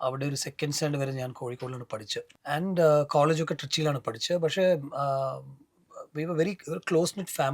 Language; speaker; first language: Malayalam; early bilingual, heritage; Malayalam